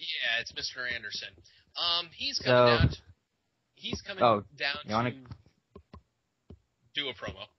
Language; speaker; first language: English; native; English